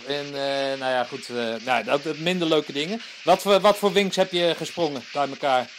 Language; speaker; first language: Dutch; native; Dutch